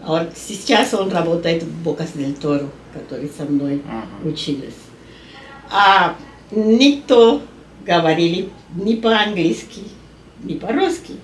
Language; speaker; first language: Russian; non-native, learner; Spanish